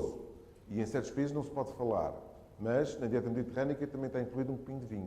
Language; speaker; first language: Portuguese; native; Portuguese